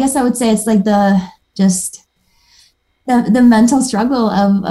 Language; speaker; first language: English; early bilingual, other home language; Romanian